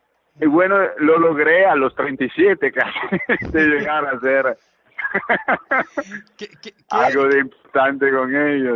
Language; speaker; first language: Spanish; early bilingual, heritage; Italian